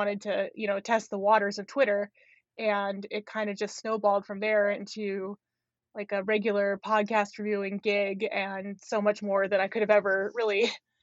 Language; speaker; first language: English; native; English